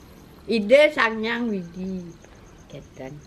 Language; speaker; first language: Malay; non-native, local second language; Balinese